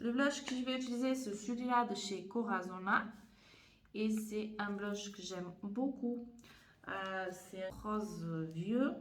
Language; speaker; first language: French; non-native, fluent; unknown